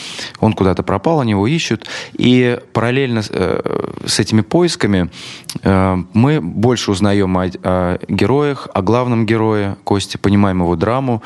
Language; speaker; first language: Russian; native; Russian